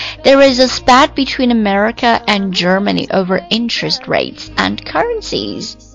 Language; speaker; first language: English; non-native, fluent; Chinese